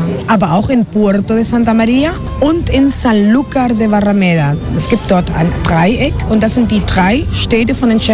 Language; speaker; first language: German; non-native, fluent; Spanish